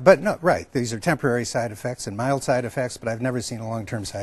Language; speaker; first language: English; native; English